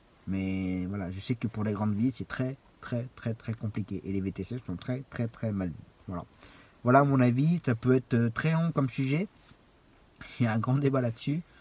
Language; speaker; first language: French; native; French